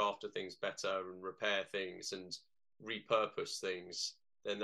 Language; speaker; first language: English; native; English